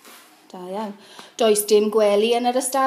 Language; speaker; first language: Welsh; non-native, fluent; English